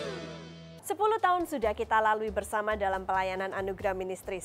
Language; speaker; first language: Indonesian; native; Indonesian